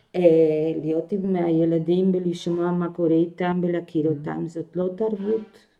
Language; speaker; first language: Hebrew; non-native, fluent; Spanish